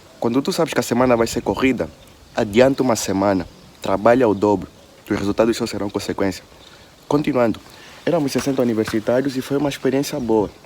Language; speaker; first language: Portuguese; native; Portuguese